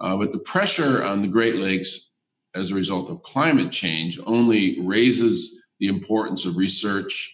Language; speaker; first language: English; native; English